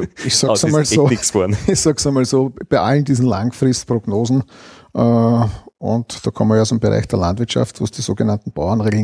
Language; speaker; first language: German; native; German